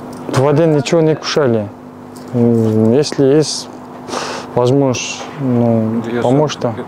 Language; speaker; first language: Russian; non-native, learner; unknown